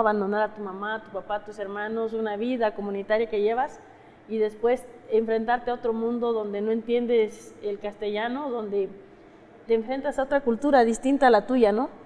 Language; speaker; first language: Spanish; non-native, local second language; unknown